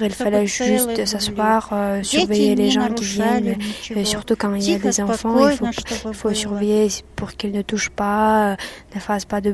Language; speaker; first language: French; non-native, fluent; Russian